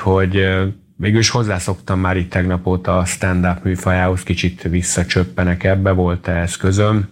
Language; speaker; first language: Hungarian; native; Hungarian